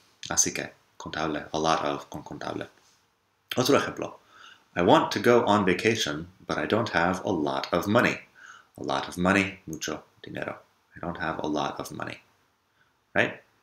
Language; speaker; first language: English; native; English